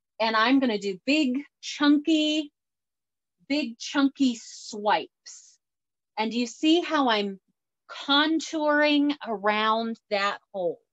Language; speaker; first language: English; native; English